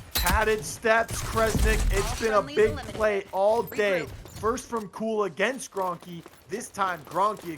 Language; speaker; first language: English; native; English